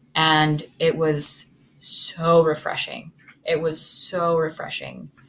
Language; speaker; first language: English; native; English